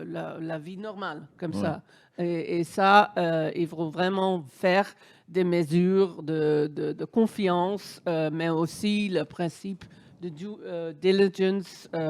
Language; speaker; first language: French; non-native, fluent; Dutch